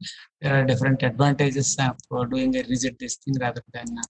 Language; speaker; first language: English; non-native, local second language; Telugu